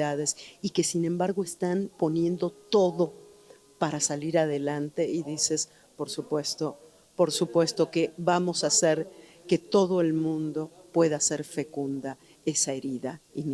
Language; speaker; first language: Spanish; native; Spanish